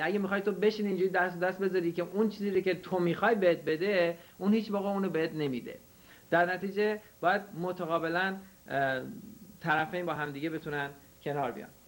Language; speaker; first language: Persian; native; Persian